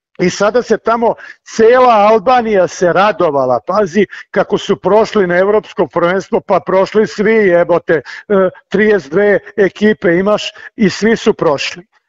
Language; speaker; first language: Serbian; native; Serbian